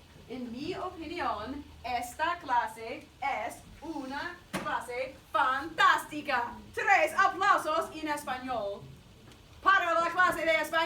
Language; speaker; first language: Spanish; non-native, fluent; English